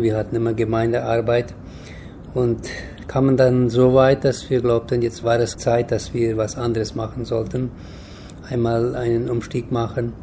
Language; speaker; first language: German; early bilingual, heritage; German